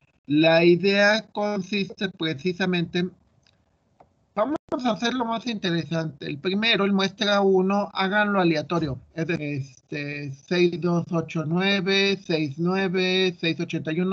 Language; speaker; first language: Spanish; native; Spanish